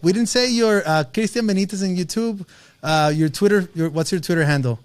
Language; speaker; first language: English; non-native, fluent; Spanish